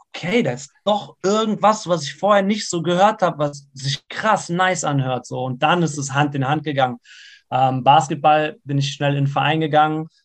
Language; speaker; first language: German; native; German